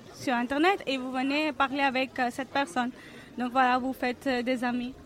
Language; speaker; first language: French; non-native, fluent; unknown